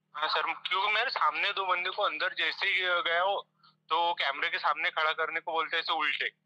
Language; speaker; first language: Hindi; non-native, local second language; Marathi